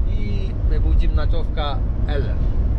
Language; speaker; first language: Russian; non-native, learner; Sinhala